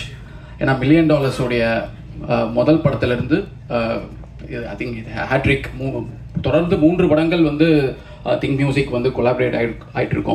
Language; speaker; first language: Tamil; native; Tamil